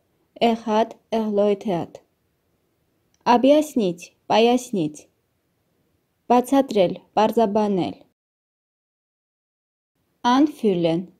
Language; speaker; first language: German; non-native, fluent; Armenian